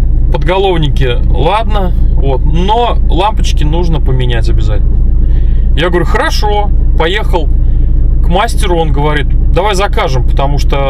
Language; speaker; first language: Russian; native; Russian